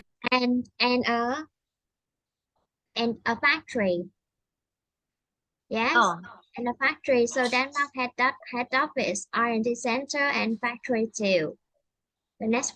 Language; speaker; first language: English; non-native, fluent; Vietnamese